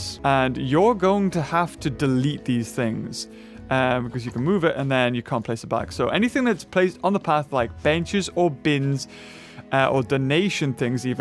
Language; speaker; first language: English; native; English